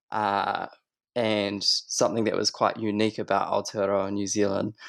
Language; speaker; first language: English; native; English